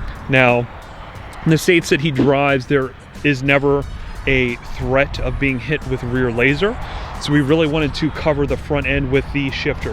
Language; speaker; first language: English; native; English